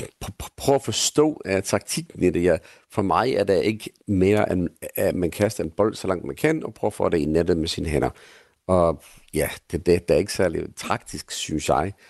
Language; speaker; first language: Danish; non-native, fluent; English